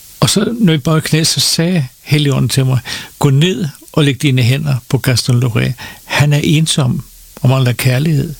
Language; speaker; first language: Danish; native; Danish